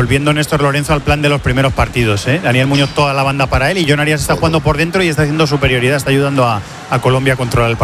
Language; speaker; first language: Spanish; native; Spanish